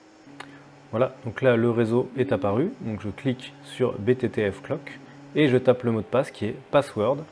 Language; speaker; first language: French; native; French